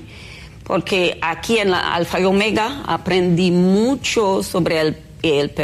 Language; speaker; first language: Spanish; non-native, fluent; Haitian Creole